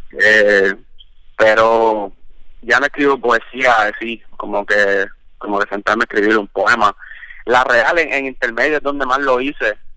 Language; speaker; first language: Spanish; early bilingual, heritage; Spanish